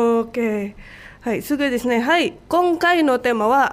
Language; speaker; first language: Japanese; non-native, fluent; Indonesian